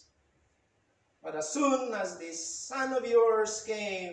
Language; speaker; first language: English; non-native, local second language; Filipino